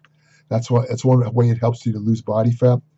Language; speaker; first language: English; native; English